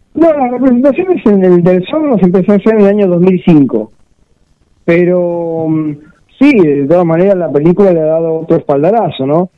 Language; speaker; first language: Spanish; native; Spanish